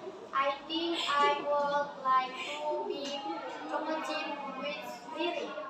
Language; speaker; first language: English; non-native, learner; Indonesian